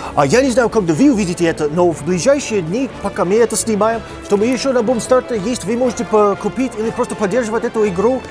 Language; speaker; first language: Russian; non-native, fluent; English